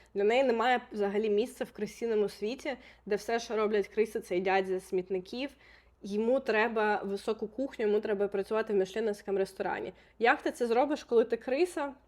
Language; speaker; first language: Ukrainian; non-native, local second language; Russian